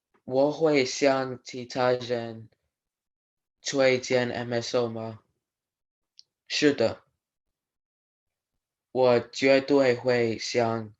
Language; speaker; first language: Chinese; non-native, learner; English